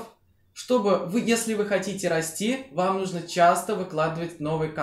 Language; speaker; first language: Russian; native; Russian